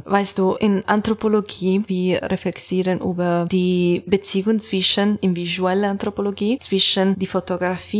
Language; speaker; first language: German; non-native, learner; Italian